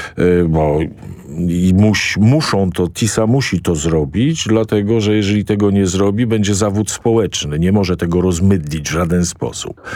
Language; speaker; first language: Polish; native; Polish